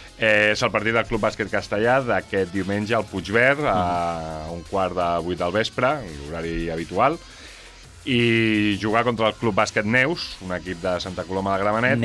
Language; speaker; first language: Catalan; native; Catalan